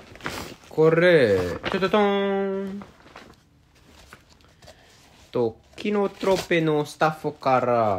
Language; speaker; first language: Japanese; non-native, learner; English